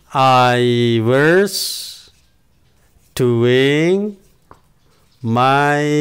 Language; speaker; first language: English; non-native, fluent; Indonesian